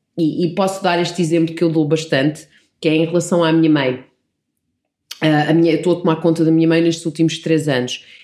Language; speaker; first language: Portuguese; early bilingual, other home language; English